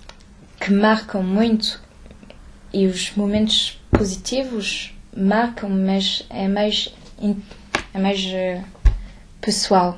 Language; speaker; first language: Portuguese; early bilingual, heritage; French